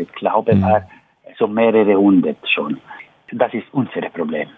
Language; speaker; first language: German; non-native, learner; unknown